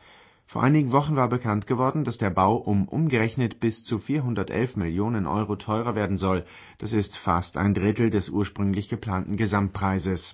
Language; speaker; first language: German; native; German